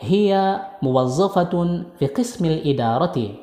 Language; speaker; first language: Arabic; non-native, fluent; Indonesian